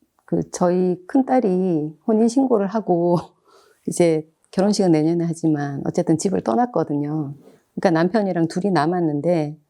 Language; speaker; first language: Korean; native; Korean